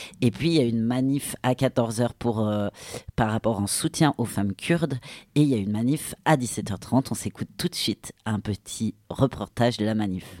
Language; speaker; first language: French; native; French